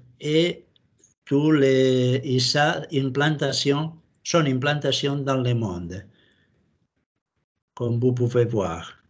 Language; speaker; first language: French; non-native, learner; Catalan